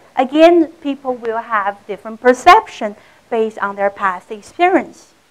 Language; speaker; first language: English; non-native, fluent; Chinese